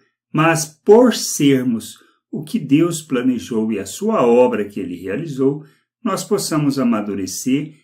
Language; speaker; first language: Portuguese; native; Portuguese